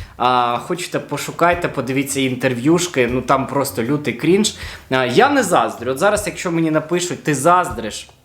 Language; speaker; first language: Ukrainian; non-native, local second language; Russian